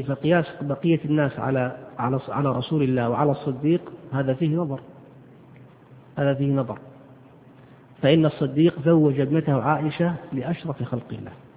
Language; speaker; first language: Arabic; native; Arabic